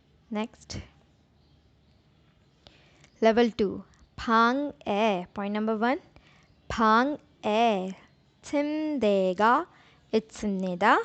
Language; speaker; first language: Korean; non-native, learner; Urdu